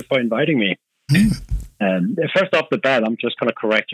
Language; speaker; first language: English; non-native, fluent; Danish